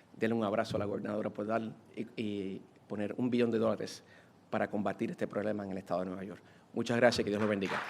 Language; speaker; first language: Spanish; early bilingual, heritage; Spanish